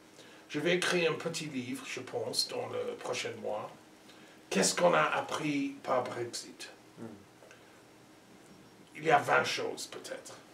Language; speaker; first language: French; non-native, learner; English